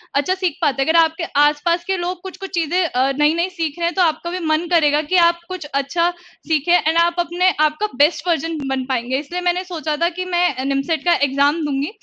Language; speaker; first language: Hindi; native; Hindi